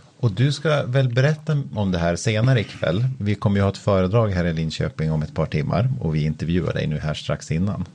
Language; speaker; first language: Swedish; native; Swedish